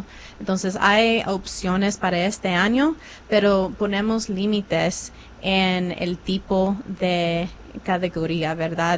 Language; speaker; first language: Spanish; non-native, fluent; English